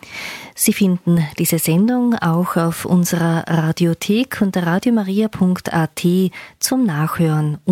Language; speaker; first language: German; native; German